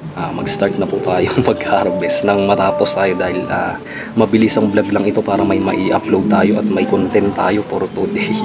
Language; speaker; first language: Filipino; native; Filipino